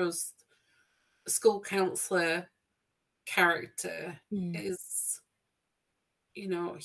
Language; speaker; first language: English; native; English